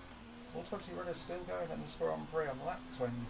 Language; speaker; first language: English; native; English